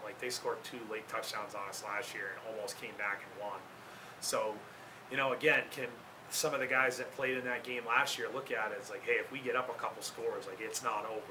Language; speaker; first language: English; native; English